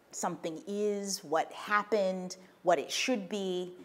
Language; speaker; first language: English; native; English